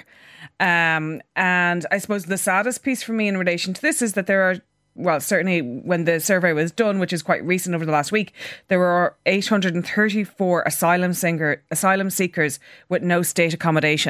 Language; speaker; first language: English; native; English